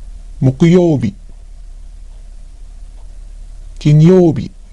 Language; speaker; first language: Japanese; non-native, fluent; Filipino